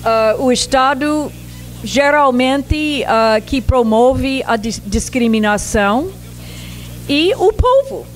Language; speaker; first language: Portuguese; non-native, fluent; English